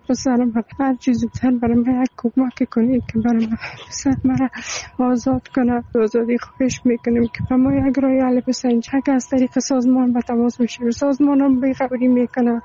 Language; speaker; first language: Persian; native; Persian